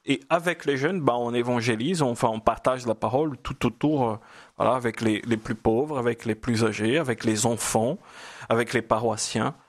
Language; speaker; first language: French; non-native, fluent; Portuguese